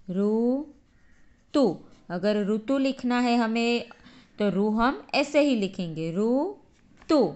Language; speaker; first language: Hindi; native; Hindi